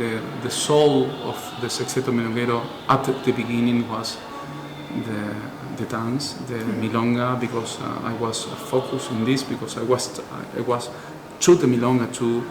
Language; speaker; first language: English; non-native, learner; Spanish